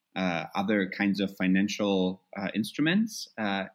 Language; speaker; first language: English; non-native, fluent; German